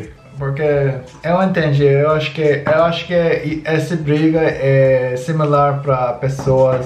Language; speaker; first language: Portuguese; non-native, learner; English